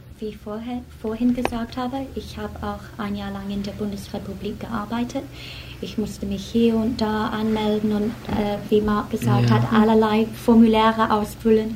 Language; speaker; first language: German; non-native, fluent; English